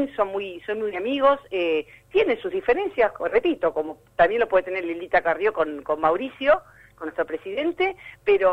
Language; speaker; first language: Spanish; native; Spanish